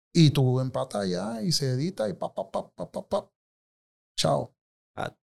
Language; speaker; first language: Spanish; native; Spanish